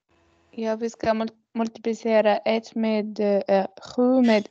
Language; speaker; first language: Swedish; non-native, learner; Arabic